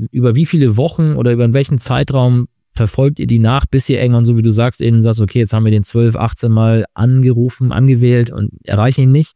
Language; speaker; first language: German; native; German